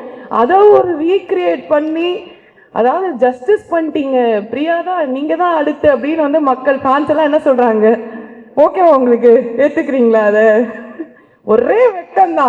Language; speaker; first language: Tamil; native; Tamil